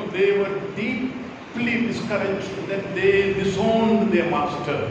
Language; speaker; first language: English; non-native, local second language; Malayalam